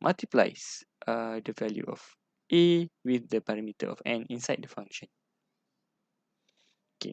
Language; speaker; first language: English; non-native, local second language; Malay